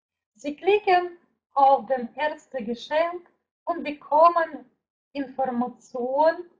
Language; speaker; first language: German; non-native, fluent; Russian